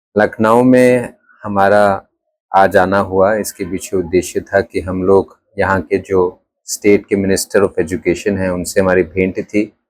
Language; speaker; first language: Hindi; native; Hindi